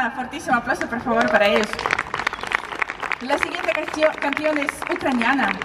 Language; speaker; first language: Spanish; non-native, learner; Ukrainian